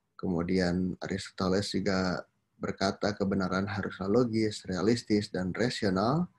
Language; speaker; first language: Indonesian; non-native, local second language; Sundanese